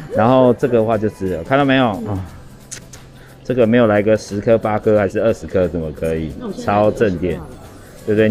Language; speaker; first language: Chinese; native; Chinese